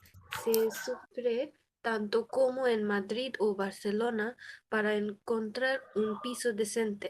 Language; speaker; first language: Spanish; non-native, learner; Bangla